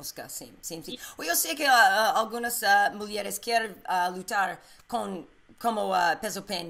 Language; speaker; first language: Portuguese; non-native, learner; English